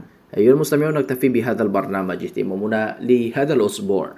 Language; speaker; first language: Arabic; non-native, fluent; Indonesian